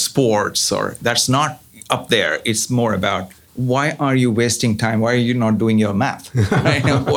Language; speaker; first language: English; non-native, local second language; Tamil